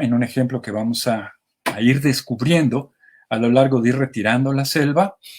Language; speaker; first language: Spanish; native; Spanish